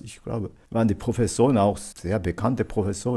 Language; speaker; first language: German; non-native, fluent; Japanese